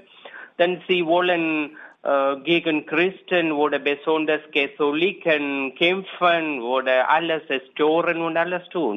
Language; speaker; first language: German; non-native, learner; Tamil